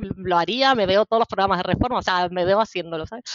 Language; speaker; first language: Spanish; native; Spanish